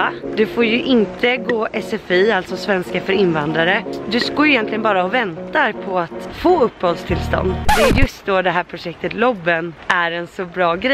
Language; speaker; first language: Swedish; native; Swedish